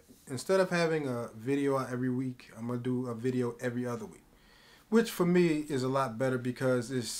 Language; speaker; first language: English; native; English